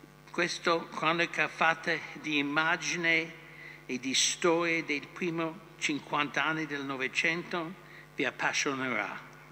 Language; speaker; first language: Italian; non-native, fluent; English